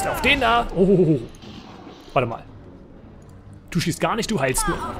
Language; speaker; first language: German; native; German